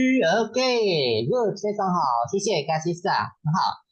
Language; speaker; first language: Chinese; non-native, fluent; Indonesian